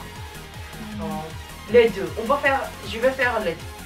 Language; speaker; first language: French; non-native, learner; Japanese